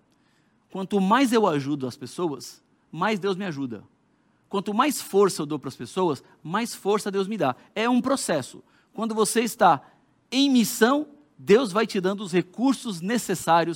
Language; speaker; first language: Portuguese; native; Portuguese